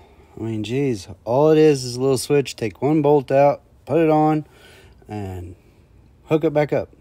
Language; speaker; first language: English; native; English